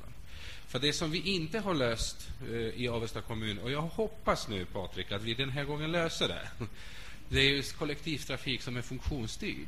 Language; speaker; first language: Swedish; non-native, fluent; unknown